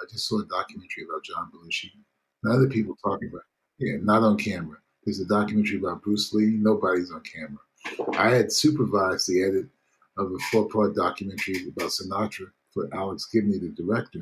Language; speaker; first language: English; native; English